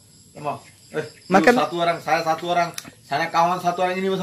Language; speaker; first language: Indonesian; non-native, learner; Bangla